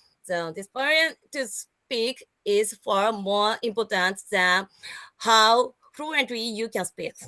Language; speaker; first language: English; non-native, learner; Japanese